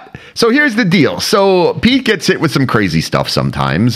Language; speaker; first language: English; native; English